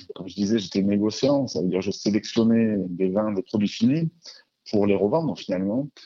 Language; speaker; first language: French; native; French